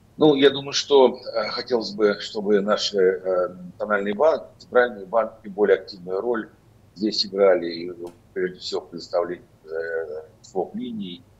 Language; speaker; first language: Russian; native; Russian